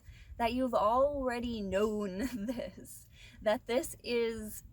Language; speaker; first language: English; native; English